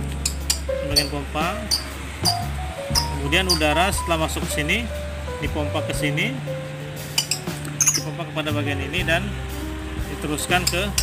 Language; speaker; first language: Indonesian; native; Indonesian